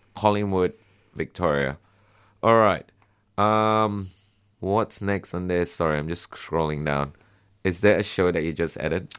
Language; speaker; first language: English; non-native, local second language; Malay